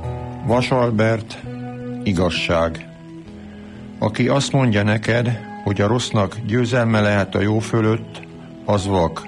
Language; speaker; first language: Hungarian; native; Hungarian